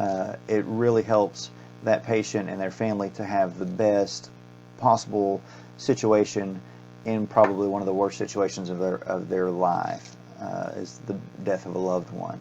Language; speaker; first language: English; native; English